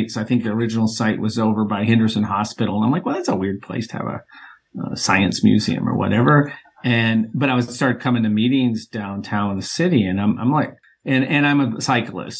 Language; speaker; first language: English; native; English